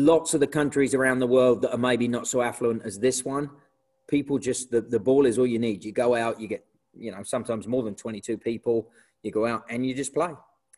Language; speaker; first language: English; native; English